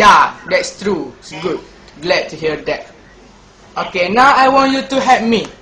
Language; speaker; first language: English; non-native, learner; Malay